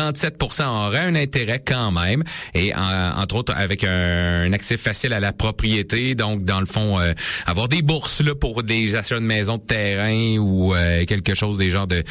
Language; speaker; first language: French; native; French